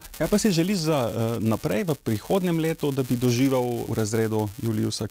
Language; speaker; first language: Slovenian; native; Slovenian